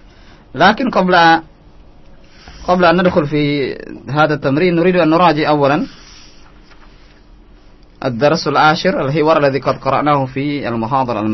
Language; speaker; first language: Arabic; non-native, fluent; Indonesian